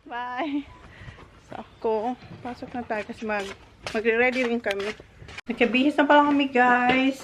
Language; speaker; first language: Filipino; non-native, local second language; Bikol